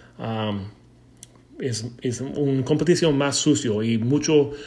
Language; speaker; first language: Spanish; non-native, learner; English